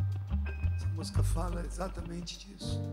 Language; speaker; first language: Portuguese; non-native, fluent; English